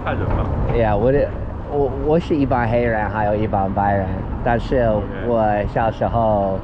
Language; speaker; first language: Chinese; non-native, fluent; English